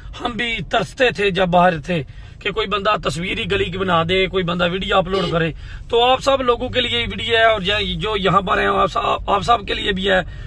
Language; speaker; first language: Urdu; non-native, local second language; Punjabi